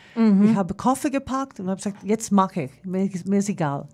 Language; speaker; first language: German; non-native, fluent; English